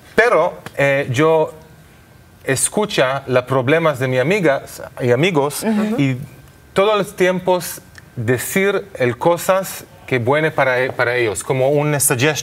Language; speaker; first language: Spanish; non-native, learner; Hebrew